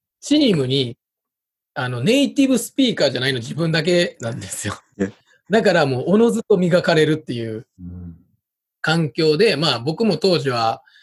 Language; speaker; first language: Japanese; native; Japanese